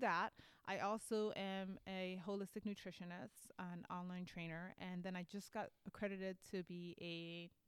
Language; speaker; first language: English; native; English